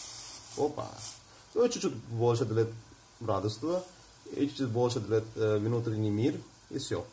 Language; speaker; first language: Russian; non-native, fluent; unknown